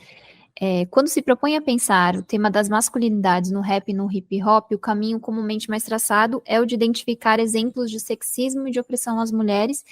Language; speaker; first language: Portuguese; native; Portuguese